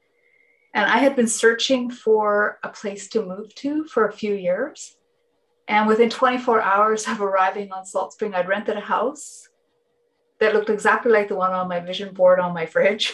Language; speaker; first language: English; non-native, fluent; Finnish